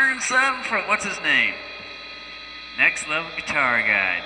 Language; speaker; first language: English; native; English